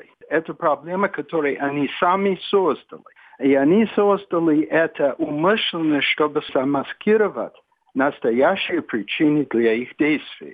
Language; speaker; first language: Russian; non-native, fluent; English